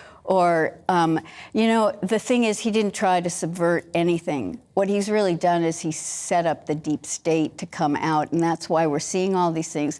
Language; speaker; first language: English; native; English